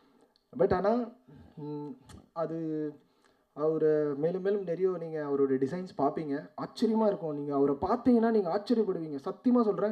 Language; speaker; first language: Tamil; native; Tamil